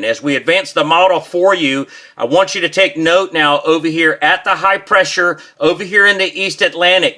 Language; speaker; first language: English; native; English